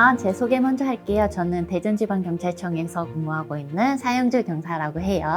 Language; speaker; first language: Korean; native; Korean